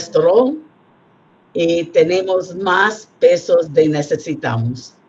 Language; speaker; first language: Spanish; non-native, learner; English